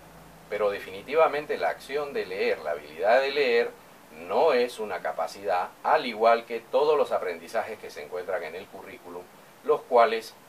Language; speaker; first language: Spanish; native; Spanish